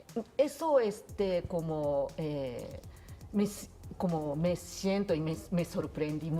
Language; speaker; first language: Spanish; non-native, learner; Japanese